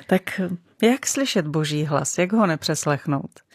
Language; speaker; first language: Czech; native; Czech